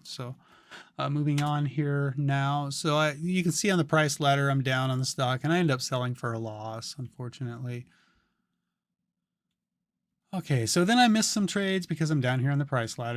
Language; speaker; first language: English; native; English